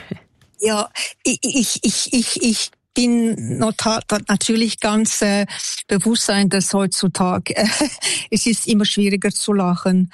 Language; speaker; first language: German; non-native, local second language; French